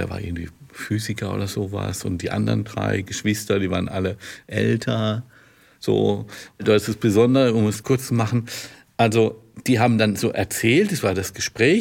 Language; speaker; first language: German; native; German